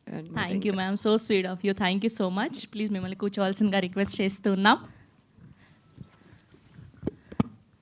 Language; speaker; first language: Telugu; native; Telugu